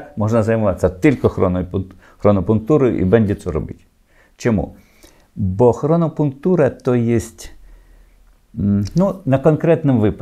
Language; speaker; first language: Polish; non-native, learner; Ukrainian